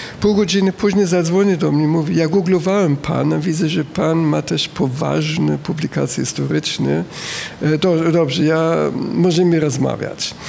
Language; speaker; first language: Polish; non-native, fluent; German